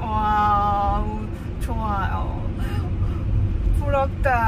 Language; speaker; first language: Korean; non-native, learner; Lao